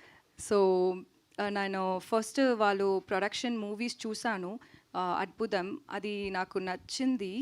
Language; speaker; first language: Telugu; non-native, learner; Tamil